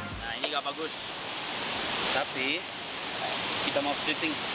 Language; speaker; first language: Indonesian; non-native, learner; English